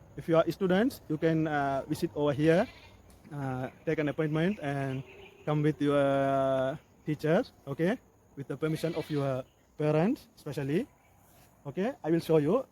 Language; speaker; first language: English; non-native, local second language; Tamil